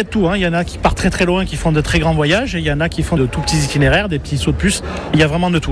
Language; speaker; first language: French; native; French